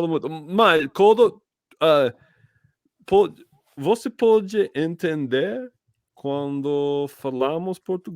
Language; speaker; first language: Portuguese; non-native, learner; English